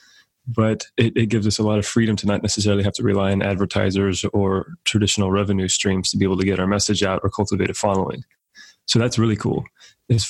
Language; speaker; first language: English; native; English